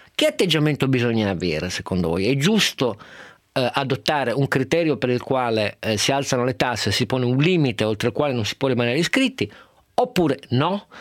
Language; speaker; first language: Italian; native; Italian